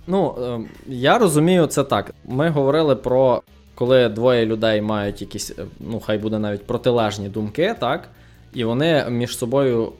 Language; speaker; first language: Ukrainian; native; Ukrainian